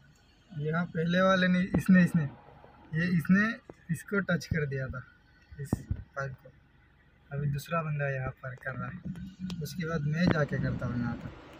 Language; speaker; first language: Hindi; native; Hindi